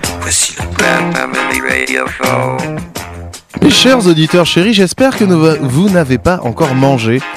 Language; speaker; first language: French; native; French